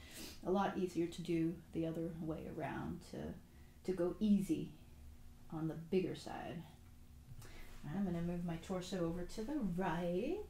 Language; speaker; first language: English; native; English